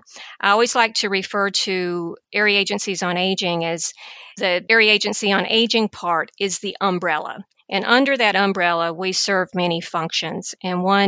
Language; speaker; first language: English; native; English